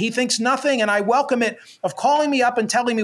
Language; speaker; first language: English; native; English